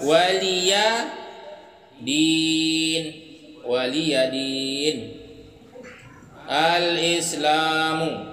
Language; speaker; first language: Arabic; non-native, fluent; Indonesian